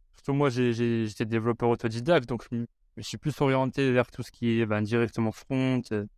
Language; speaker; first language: French; native; French